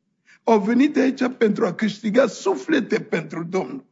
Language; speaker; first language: Romanian; non-native, fluent; French